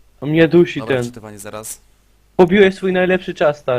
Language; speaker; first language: Polish; native; Polish